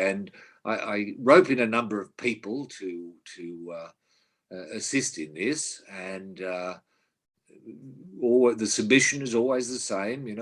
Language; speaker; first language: English; native; English